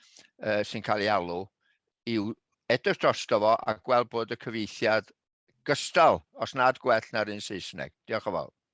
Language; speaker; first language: Welsh; native; Welsh